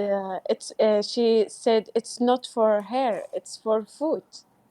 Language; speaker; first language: English; non-native, learner; Arabic